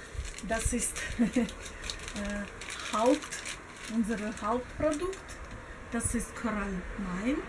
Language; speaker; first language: German; non-native, learner; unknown